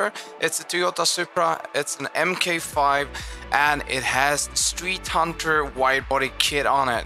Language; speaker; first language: English; non-native, fluent; Swedish